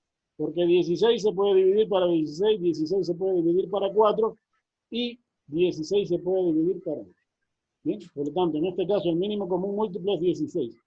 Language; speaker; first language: Spanish; native; Spanish